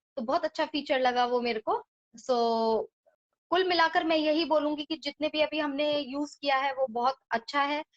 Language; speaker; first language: Hindi; native; Hindi